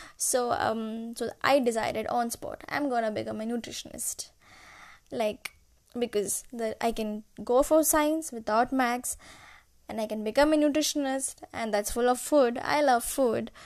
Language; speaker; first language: English; non-native, local second language; Malayalam